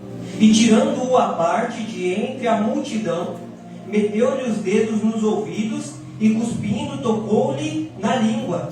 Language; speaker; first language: Portuguese; native; Portuguese